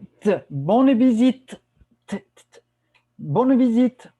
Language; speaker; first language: French; non-native, fluent; Spanish